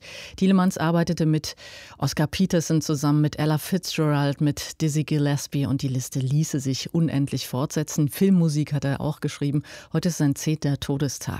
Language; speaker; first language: German; native; German